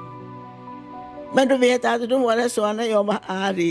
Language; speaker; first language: Swedish; non-native, fluent; Italian